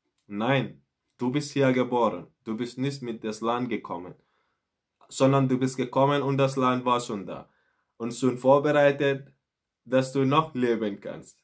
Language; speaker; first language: German; non-native, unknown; Mandingo